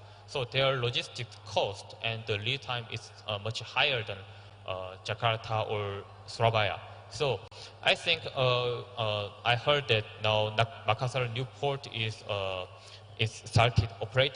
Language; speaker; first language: English; non-native, learner; Korean